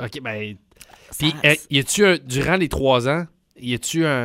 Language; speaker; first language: French; native; French